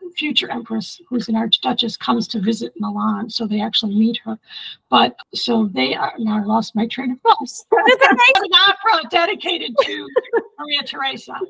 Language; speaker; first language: English; early bilingual, other home language; Italian